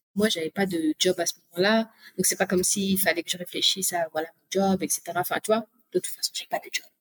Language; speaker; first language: French; native; French